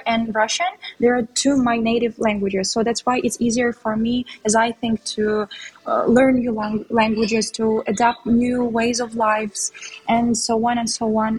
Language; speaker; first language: English; non-native, fluent; Tatar